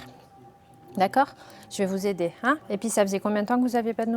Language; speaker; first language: French; native; French